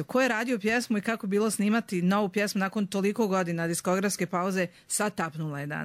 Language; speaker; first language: Croatian; native; Croatian